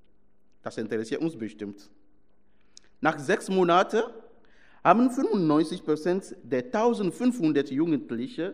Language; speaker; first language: German; non-native, fluent; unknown